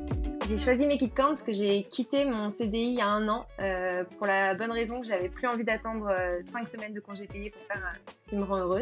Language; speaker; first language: French; native; French